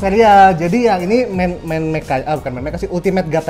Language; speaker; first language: Indonesian; native; Indonesian